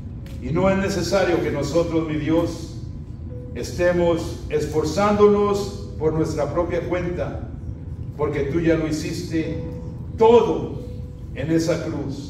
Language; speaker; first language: Spanish; native; Spanish